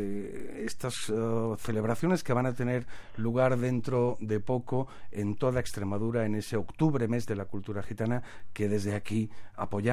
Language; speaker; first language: Spanish; native; Spanish